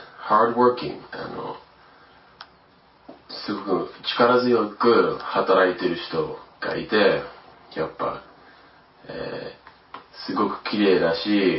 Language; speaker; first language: Japanese; early bilingual, other home language; English